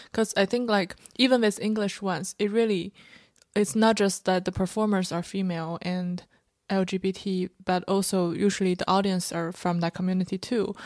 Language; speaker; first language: English; non-native, fluent; Chinese